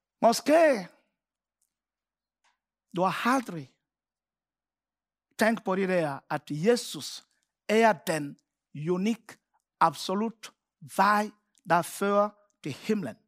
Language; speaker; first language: Danish; non-native, fluent; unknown